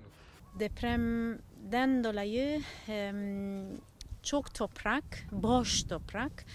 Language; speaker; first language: Turkish; non-native, learner; Italian